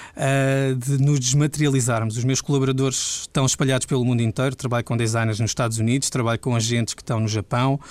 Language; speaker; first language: Portuguese; native; Portuguese